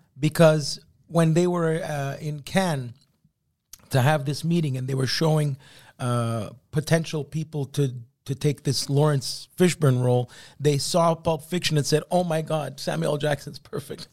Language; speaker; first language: English; native; English